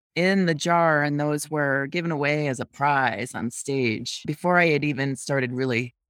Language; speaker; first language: English; native; English